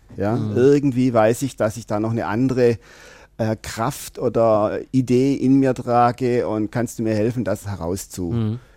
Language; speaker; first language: German; native; German